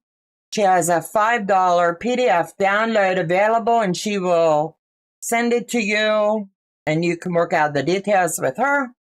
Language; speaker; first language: English; native; English